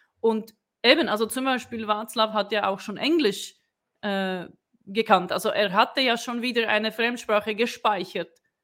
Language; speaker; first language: German; non-native, fluent; Czech